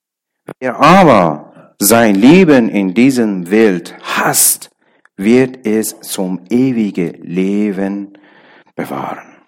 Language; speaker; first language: German; non-native, learner; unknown